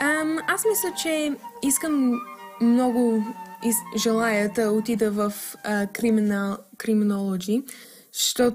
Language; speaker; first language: Bulgarian; early bilingual, heritage; English